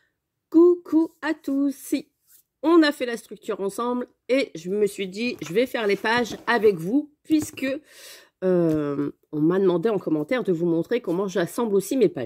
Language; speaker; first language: French; native; French